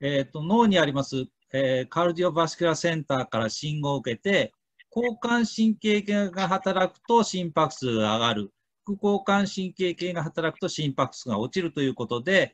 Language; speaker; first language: Japanese; native; Japanese